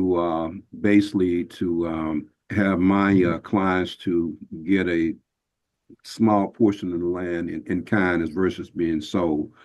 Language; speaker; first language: English; native; English